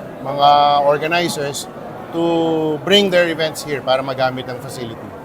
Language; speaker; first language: Filipino; native; Filipino